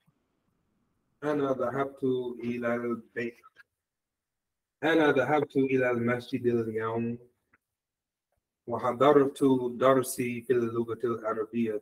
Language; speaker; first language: Arabic; non-native, learner; English